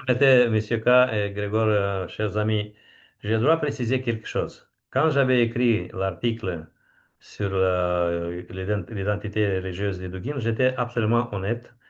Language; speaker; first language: French; non-native, fluent; Romanian